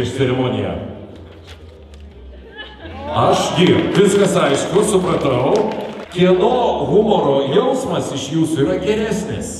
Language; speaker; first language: Lithuanian; native; Lithuanian